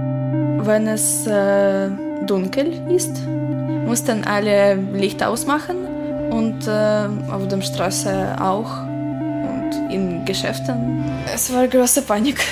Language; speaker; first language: German; non-native, learner; Ukrainian